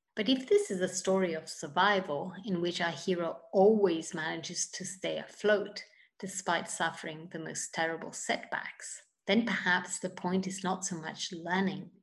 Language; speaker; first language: English; non-native, fluent; Italian